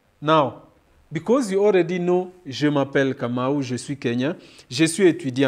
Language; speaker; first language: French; non-native, learner; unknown